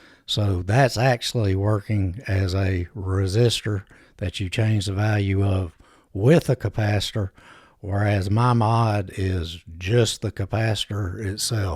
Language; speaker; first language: English; native; English